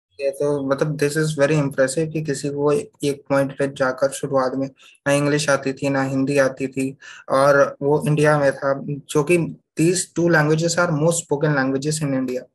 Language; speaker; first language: Hindi; native; Hindi